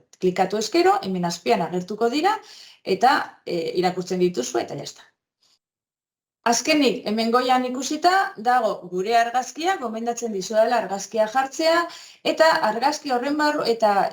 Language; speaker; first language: Basque; native; Basque